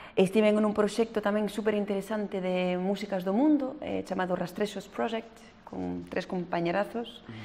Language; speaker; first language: Galician; early bilingual, heritage; French